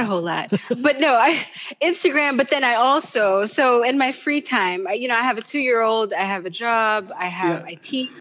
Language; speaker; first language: English; non-native, local second language; Pampanga